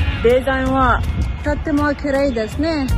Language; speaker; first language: Japanese; non-native, learner; Arabic